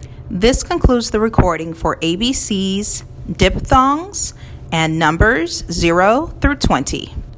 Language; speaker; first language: English; native; English